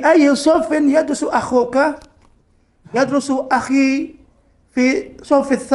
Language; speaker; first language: Arabic; non-native, learner; Indonesian